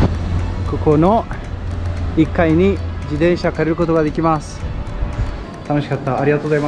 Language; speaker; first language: Japanese; non-native, fluent; Romanian